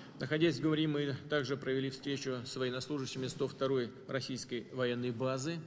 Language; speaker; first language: Russian; native; Russian